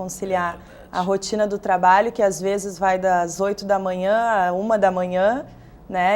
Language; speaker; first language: Portuguese; native; Portuguese